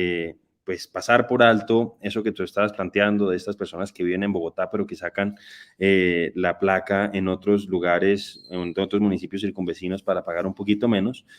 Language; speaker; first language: Spanish; native; Spanish